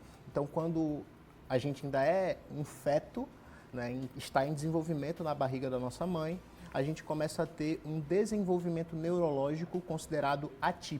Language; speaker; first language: Portuguese; native; Portuguese